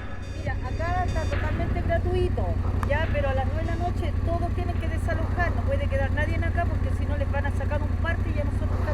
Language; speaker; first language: Spanish; native; Spanish